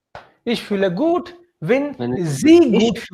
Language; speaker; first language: German; non-native, fluent; Hindi